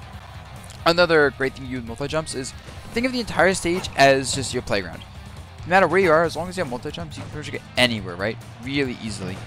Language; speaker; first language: English; native; English